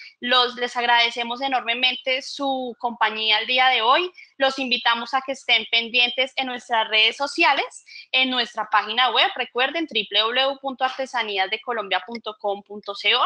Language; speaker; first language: Spanish; native; Spanish